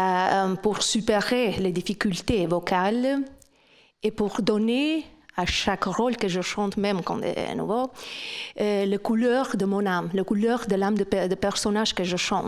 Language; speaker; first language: French; non-native, fluent; Albanian